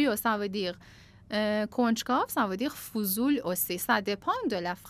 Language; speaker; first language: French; non-native, fluent; Persian